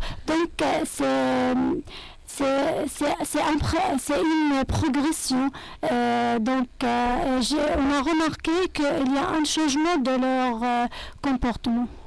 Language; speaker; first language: French; non-native, fluent; Arabic